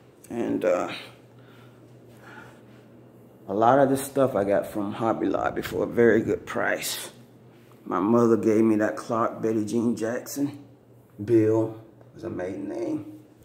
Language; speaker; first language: English; native; English